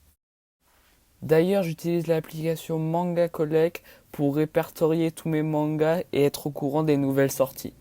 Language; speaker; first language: French; native; French